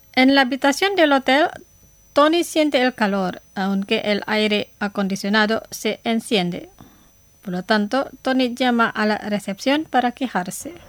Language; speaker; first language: Spanish; non-native, fluent; Indonesian